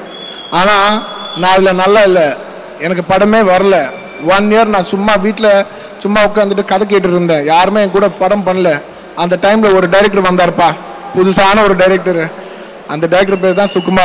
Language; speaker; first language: Tamil; non-native, learner; Telugu